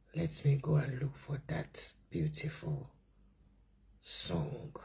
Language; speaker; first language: English; non-native, local second language; Yoruba